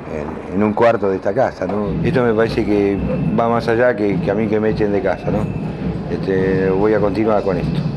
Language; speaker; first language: Spanish; native; Spanish